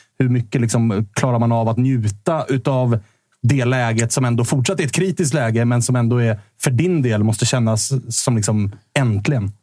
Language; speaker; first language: Swedish; native; Swedish